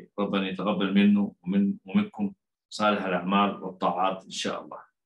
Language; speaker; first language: Arabic; native; Arabic